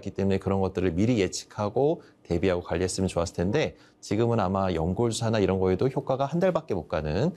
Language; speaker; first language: Korean; native; Korean